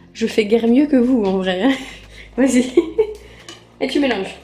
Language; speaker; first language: French; native; French